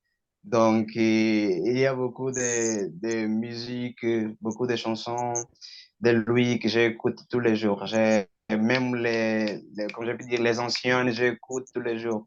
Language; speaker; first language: French; non-native, learner; Portuguese